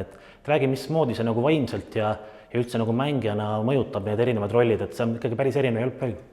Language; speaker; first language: Estonian; native; Estonian